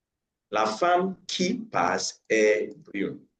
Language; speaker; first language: French; non-native, learner; English